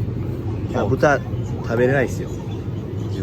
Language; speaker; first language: Japanese; non-native, learner; Indonesian